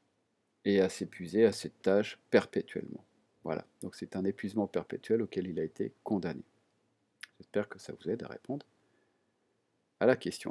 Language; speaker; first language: French; native; French